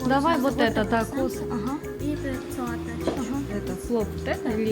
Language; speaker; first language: Russian; non-native, learner; Korean